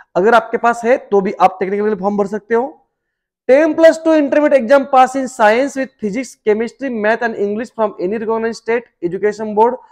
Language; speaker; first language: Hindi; non-native, local second language; Marathi